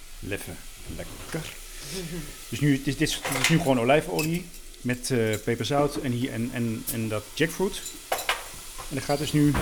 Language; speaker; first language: Dutch; native; Dutch